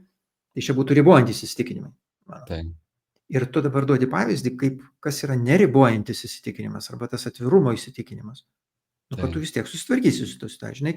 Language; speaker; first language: Lithuanian; native; Lithuanian